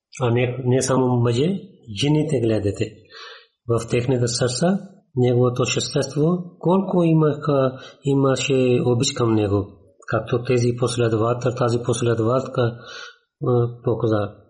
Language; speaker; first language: Bulgarian; non-native, learner; Urdu